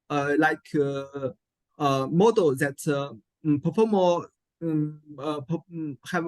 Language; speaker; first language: English; non-native, learner; Chinese